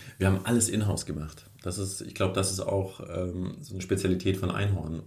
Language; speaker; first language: German; early bilingual, other home language; Russian